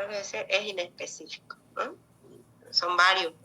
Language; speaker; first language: Spanish; native; Spanish